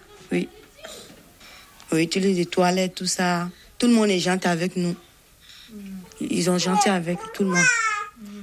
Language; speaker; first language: French; non-native, learner; Bambara